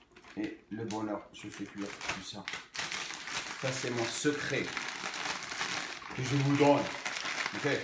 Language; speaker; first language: French; non-native, local second language; Arabic